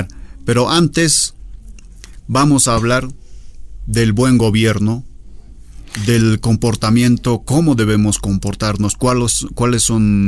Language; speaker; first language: Spanish; native; Spanish